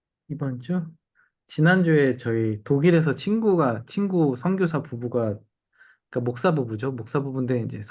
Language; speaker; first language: Korean; native; Korean